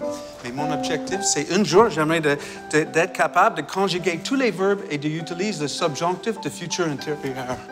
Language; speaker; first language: French; non-native, fluent; English